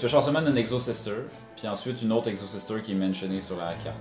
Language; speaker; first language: French; native; French